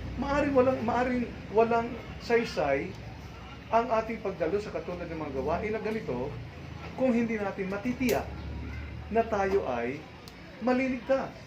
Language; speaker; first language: Filipino; non-native, local second language; Cebuano